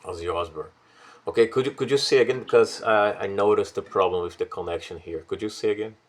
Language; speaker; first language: English; non-native, fluent; Portuguese